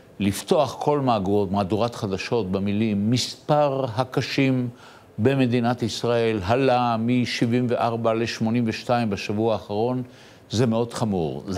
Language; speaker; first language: Hebrew; native; Hebrew